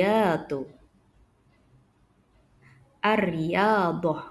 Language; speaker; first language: Arabic; non-native, fluent; Indonesian